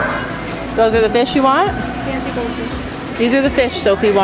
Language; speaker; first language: English; native; English